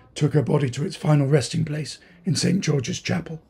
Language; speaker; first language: English; native; English